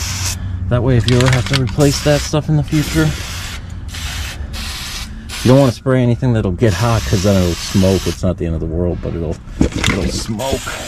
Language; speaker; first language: English; native; English